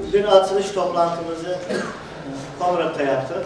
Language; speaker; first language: Turkish; native; Turkish